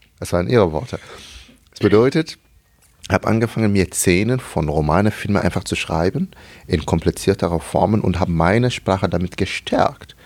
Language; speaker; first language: German; non-native, fluent; Arabic